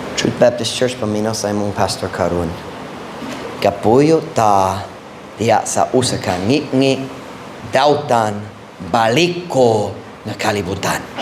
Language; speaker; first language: Cebuano; non-native, fluent; English